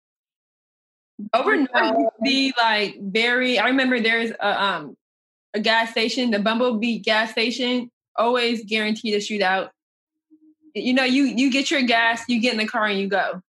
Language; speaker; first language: English; native; English